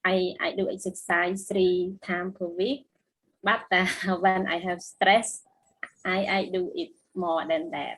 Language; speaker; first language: English; non-native, learner; Khmer